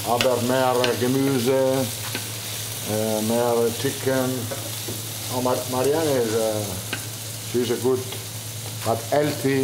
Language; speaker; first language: German; non-native, learner; Italian